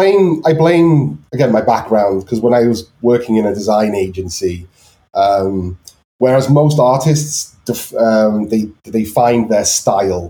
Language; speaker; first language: English; native; English